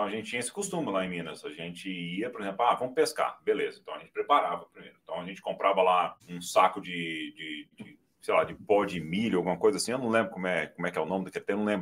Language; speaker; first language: Portuguese; native; Portuguese